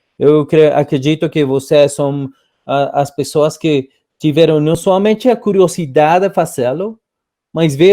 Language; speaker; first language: Portuguese; non-native, fluent; Spanish